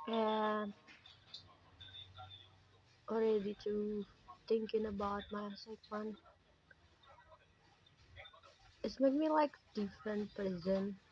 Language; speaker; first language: English; non-native, learner; Indonesian